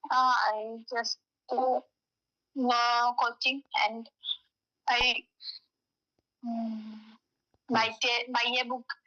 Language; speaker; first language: English; non-native, learner; Malayalam